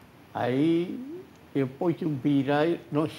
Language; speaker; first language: Portuguese; non-native, local second language; Kayapó